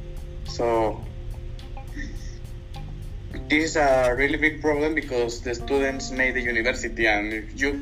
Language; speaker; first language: English; non-native, learner; Spanish